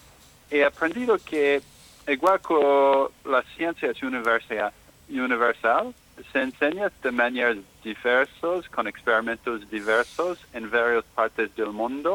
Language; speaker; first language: Spanish; non-native, learner; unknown